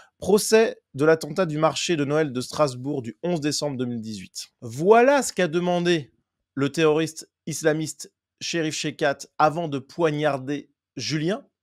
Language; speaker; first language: French; native; French